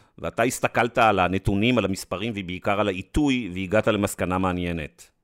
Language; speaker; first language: Hebrew; native; Hebrew